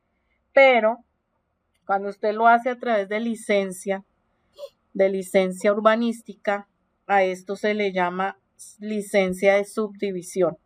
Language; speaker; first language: Spanish; native; Spanish